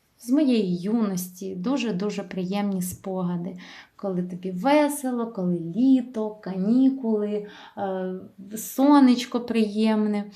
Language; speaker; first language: Ukrainian; native; Ukrainian